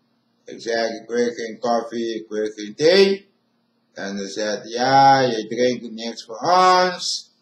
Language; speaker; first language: Dutch; non-native, local second language; Papiamento